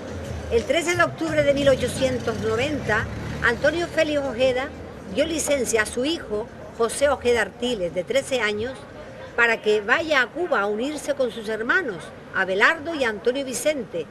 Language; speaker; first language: Spanish; native; Spanish